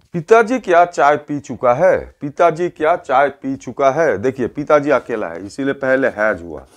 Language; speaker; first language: Hindi; native; Hindi